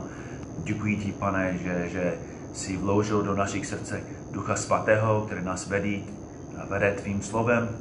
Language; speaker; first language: Czech; non-native, fluent; English